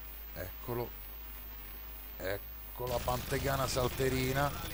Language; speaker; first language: Italian; native; Italian